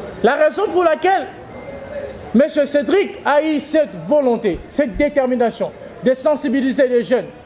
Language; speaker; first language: French; non-native, local second language; Lingala